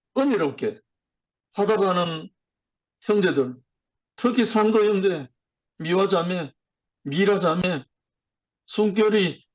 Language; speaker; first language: Korean; native; Korean